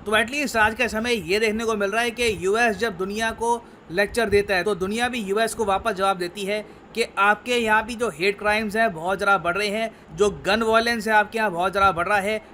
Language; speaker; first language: Hindi; native; Hindi